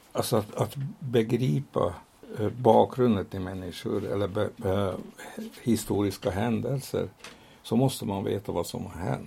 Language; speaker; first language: Swedish; non-native, fluent; Hungarian